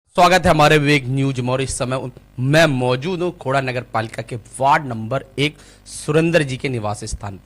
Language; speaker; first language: Hindi; native; Hindi